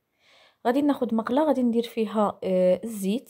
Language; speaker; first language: Arabic; native; Arabic